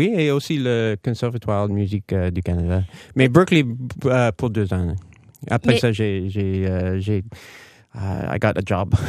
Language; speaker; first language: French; non-native, fluent; English